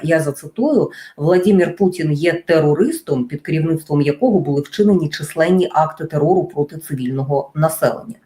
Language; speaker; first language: Ukrainian; native; Ukrainian